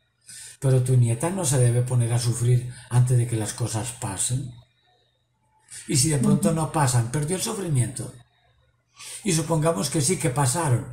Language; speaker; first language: Spanish; native; Spanish